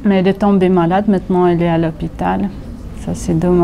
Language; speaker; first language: French; non-native, fluent; Russian